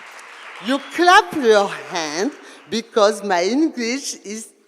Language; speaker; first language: English; non-native, learner; French